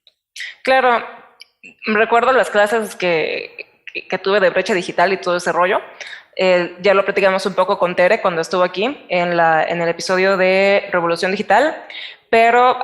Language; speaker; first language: Spanish; native; Spanish